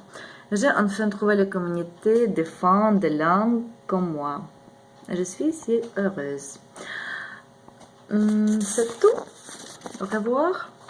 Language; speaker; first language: French; non-native, learner; Ukrainian